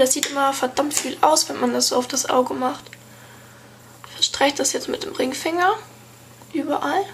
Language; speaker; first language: German; native; German